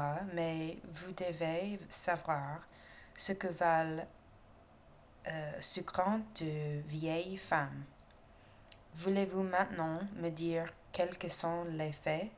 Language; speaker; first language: French; non-native, learner; English